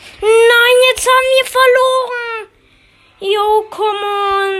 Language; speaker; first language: German; native; German